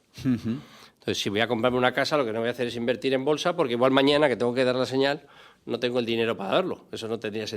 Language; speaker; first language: Spanish; native; Spanish